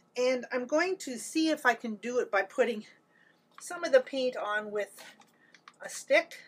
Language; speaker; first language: English; native; English